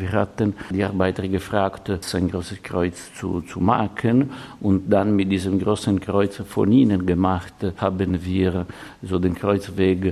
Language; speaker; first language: German; non-native, fluent; Italian